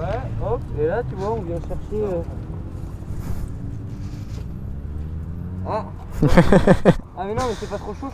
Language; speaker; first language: French; native; French